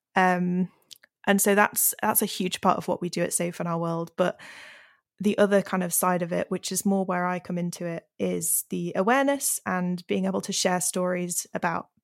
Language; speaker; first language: English; native; English